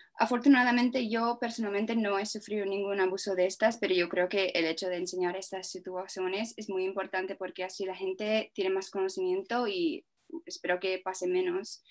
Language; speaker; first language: Spanish; non-native, fluent; English